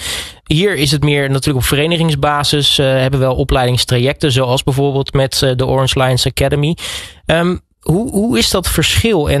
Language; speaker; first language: Dutch; native; Dutch